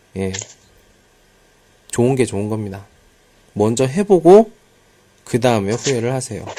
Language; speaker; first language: Korean; native; Korean